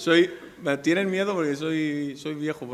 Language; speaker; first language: Spanish; non-native, fluent; Greek